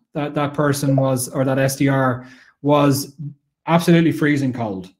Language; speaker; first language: English; native; English